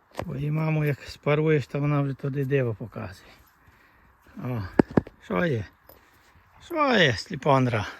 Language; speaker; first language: Ukrainian; native; Ukrainian